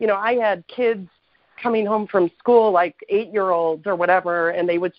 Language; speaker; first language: English; native; English